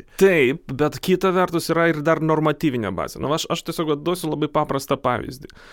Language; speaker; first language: Lithuanian; non-native, local second language; Polish